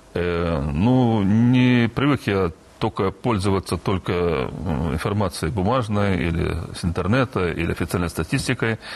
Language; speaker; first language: Russian; non-native, local second language; Romanian